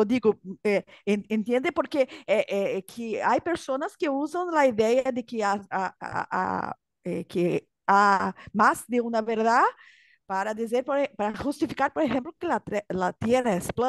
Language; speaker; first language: Spanish; non-native, learner; Portuguese